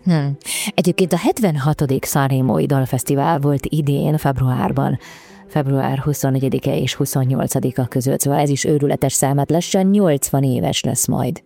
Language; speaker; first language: Hungarian; native; Hungarian